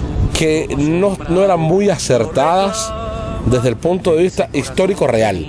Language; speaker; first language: Spanish; native; Spanish